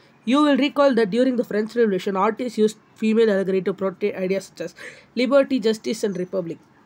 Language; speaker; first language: English; non-native, local second language; Tamil